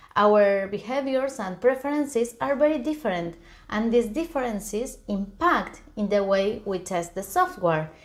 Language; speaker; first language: English; non-native, fluent; Spanish